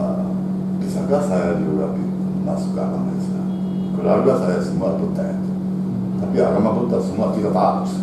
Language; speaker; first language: Indonesian; non-native, learner; Japanese